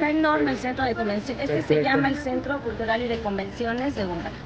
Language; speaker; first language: Spanish; native; Spanish